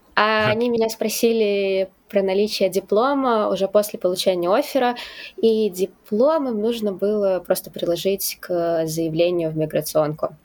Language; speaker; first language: Russian; native; Russian